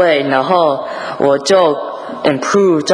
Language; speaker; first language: Chinese; early bilingual, heritage; English